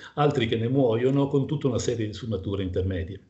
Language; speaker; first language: Italian; native; Italian